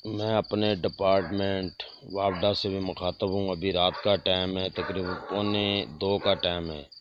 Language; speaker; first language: Urdu; non-native, local second language; Punjabi